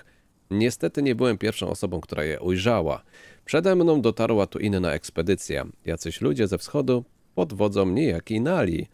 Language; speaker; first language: Polish; native; Polish